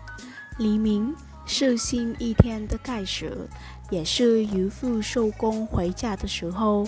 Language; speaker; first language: Chinese; non-native, fluent; Vietnamese